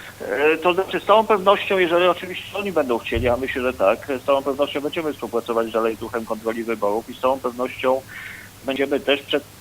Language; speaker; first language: Polish; native; Polish